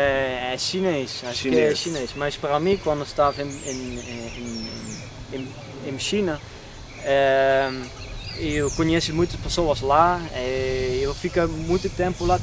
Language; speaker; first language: Portuguese; non-native, learner; Dutch